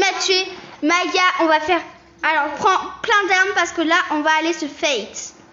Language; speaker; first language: French; native; French